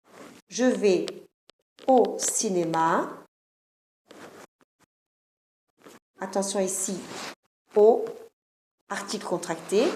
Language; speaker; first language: French; non-native, fluent; Italian